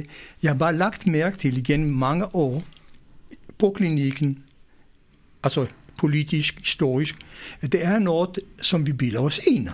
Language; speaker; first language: Danish; non-native, fluent; Hebrew